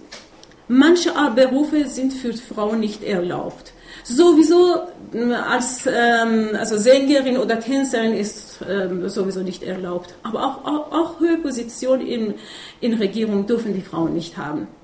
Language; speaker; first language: German; non-native, fluent; Persian